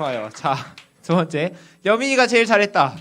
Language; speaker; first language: Korean; native; Korean